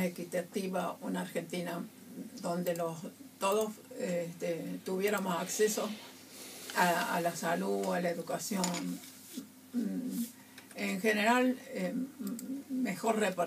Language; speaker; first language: Spanish; native; Spanish